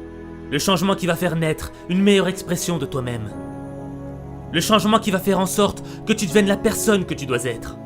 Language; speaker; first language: French; non-native, local second language; Haitian Creole